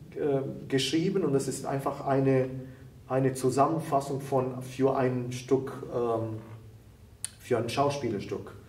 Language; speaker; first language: German; non-native, fluent; Italian